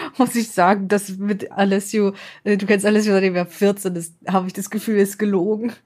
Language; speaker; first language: German; native; German